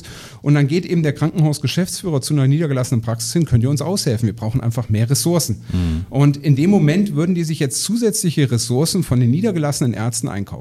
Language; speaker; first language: German; native; German